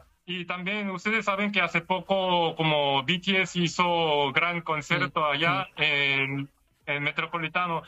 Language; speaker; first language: Spanish; non-native, fluent; Korean